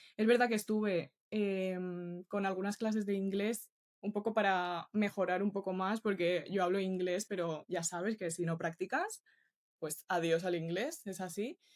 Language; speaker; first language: Spanish; native; Spanish